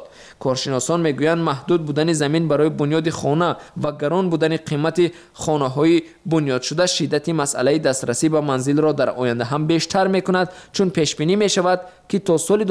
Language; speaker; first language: Persian; native; Persian